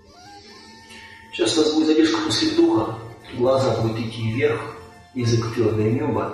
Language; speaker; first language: Russian; native; Russian